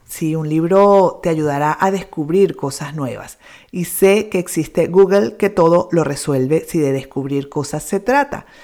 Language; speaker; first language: Spanish; native; Spanish